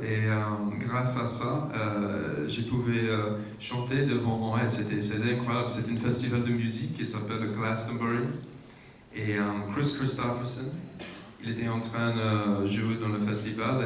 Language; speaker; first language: French; non-native, learner; English